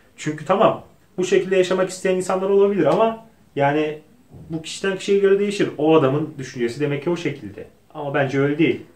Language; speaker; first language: Turkish; native; Turkish